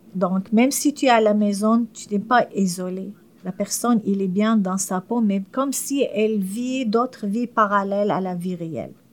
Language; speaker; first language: French; non-native, fluent; Arabic